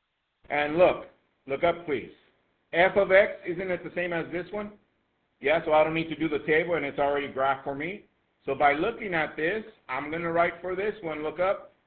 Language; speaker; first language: English; native; English